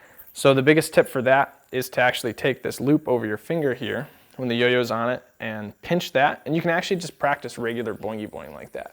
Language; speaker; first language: English; native; English